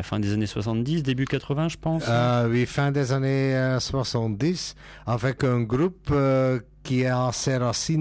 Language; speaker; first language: French; non-native, local second language; Dutch